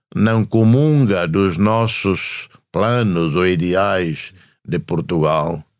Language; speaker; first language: Portuguese; non-native, fluent; Tetum